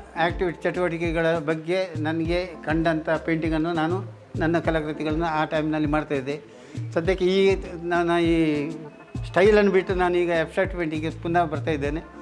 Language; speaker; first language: Kannada; native; Kannada